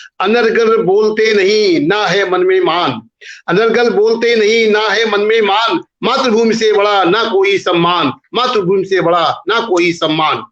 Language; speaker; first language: Hindi; native; Hindi